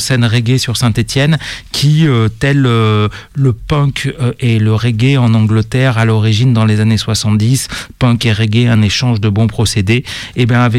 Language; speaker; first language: French; native; French